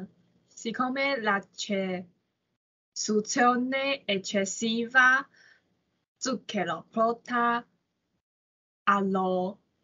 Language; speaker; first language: Italian; non-native, learner; Chinese